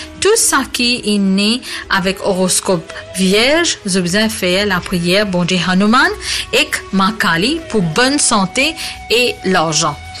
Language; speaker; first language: French; native; French